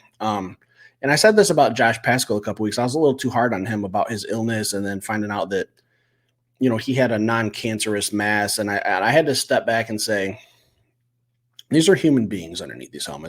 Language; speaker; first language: English; native; English